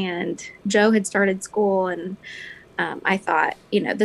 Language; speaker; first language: English; native; English